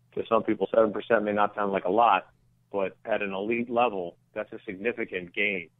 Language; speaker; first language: English; native; English